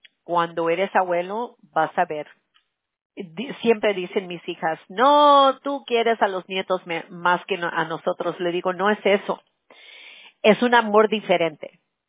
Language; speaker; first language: Spanish; early bilingual, heritage; Spanish